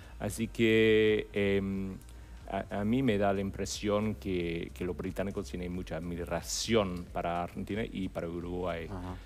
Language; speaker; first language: Spanish; non-native, fluent; English